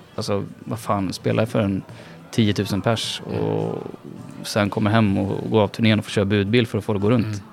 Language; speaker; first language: Swedish; native; Swedish